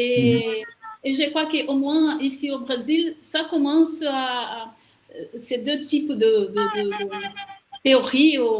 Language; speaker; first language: French; non-native, fluent; Portuguese